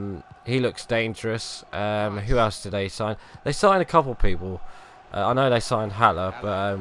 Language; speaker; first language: English; native; English